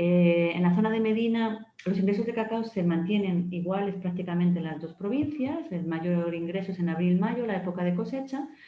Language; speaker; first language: Spanish; native; Spanish